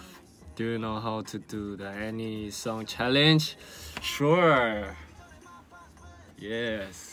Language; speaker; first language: English; non-native, learner; Korean